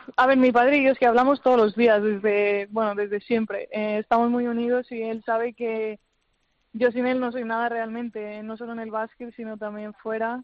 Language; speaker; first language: Spanish; native; Spanish